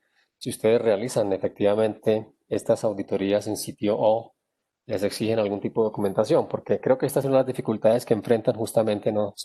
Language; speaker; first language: Spanish; native; Spanish